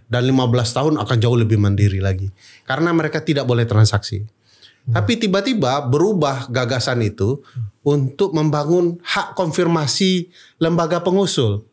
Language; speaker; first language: Indonesian; non-native, local second language; Minangkabau